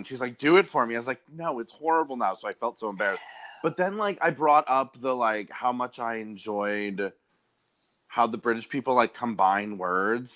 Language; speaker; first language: English; native; English